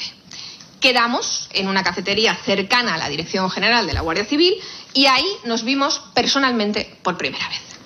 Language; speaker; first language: Spanish; native; Spanish